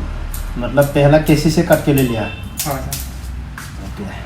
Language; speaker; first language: Hindi; non-native, local second language; Bodo